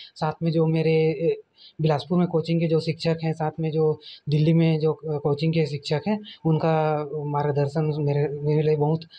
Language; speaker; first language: Hindi; native; Hindi